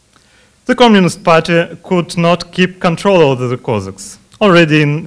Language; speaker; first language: English; non-native, fluent; Russian